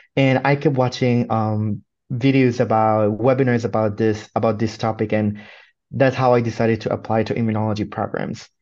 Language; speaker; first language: English; non-native, fluent; Spanish